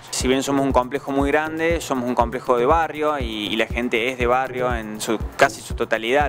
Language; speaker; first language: Spanish; native; Spanish